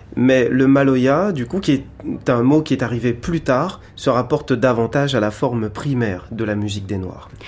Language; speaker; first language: French; native; French